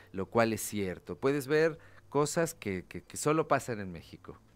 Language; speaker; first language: Spanish; native; Spanish